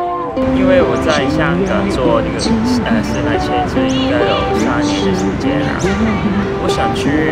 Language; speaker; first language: Chinese; non-native, local second language; Cantonese